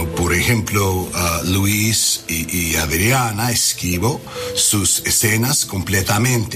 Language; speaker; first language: Spanish; non-native, learner; English